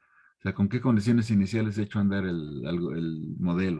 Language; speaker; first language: Spanish; native; Spanish